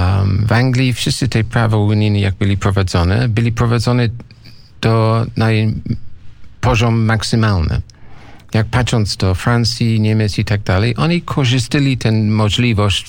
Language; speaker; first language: Polish; non-native, fluent; English